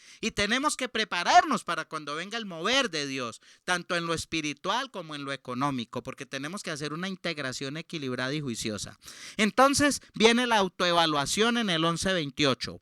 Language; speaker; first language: Spanish; native; Spanish